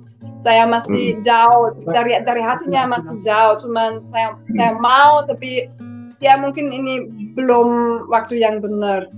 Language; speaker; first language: Indonesian; non-native, fluent; German